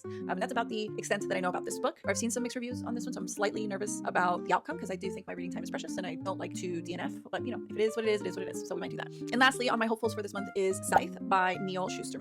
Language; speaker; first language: English; native; English